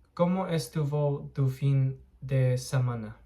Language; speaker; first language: Spanish; non-native, learner; English